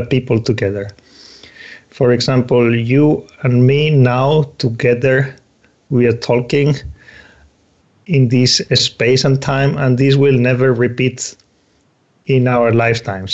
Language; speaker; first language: English; non-native, fluent; Spanish